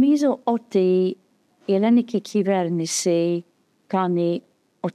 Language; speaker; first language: Greek; non-native, fluent; English